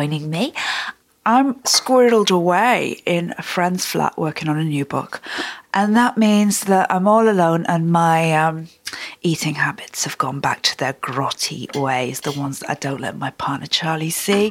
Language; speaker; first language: English; native; English